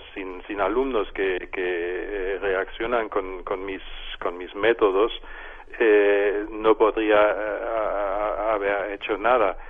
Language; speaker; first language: Spanish; non-native, fluent; German